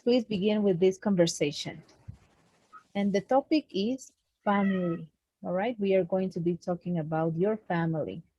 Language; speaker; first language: English; non-native, fluent; Spanish